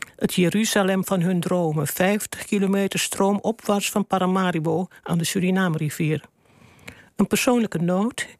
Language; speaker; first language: Dutch; native; Dutch